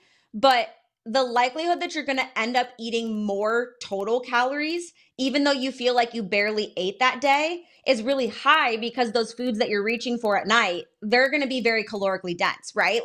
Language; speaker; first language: English; native; English